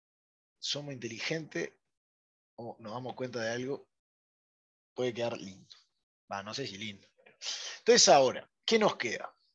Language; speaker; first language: Spanish; native; Spanish